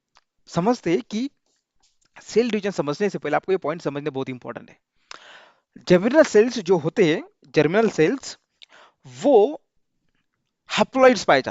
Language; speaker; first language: Hindi; non-native, local second language; Marathi